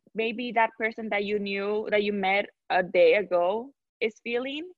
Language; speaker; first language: English; non-native, fluent; Spanish